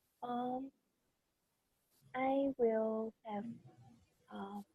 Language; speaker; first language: English; non-native, learner; Vietnamese